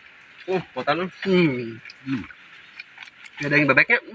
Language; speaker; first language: Indonesian; non-native, local second language; Sundanese